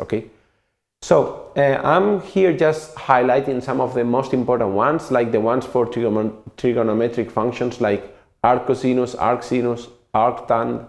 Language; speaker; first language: English; non-native, fluent; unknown